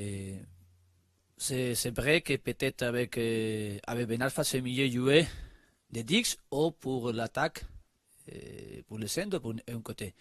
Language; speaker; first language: French; non-native, learner; Spanish